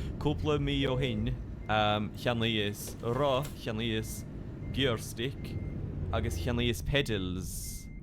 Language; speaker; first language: Irish; native; Irish